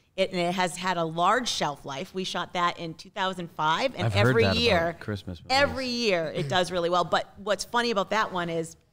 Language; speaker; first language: English; native; English